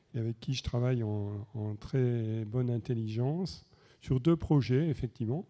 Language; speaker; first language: French; native; French